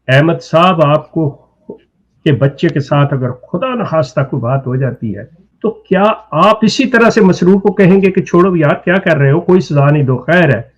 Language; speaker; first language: Urdu; native; Urdu